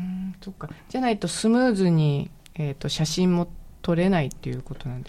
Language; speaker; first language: Japanese; native; Japanese